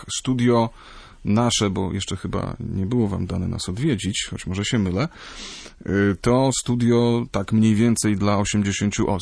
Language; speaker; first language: Polish; native; Polish